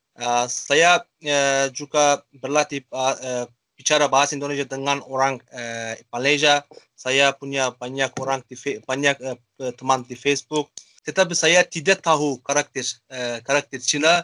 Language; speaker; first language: Indonesian; non-native, learner; Azerbaijani